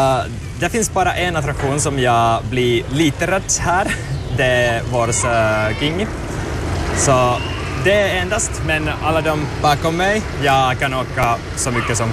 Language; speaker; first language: Swedish; non-native, learner; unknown